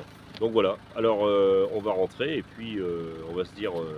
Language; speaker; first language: French; native; French